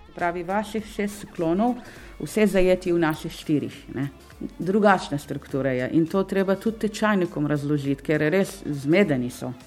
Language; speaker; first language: Slovenian; non-native, fluent; Arabic